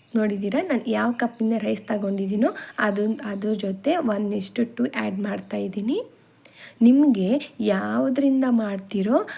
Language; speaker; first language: Kannada; non-native, local second language; Telugu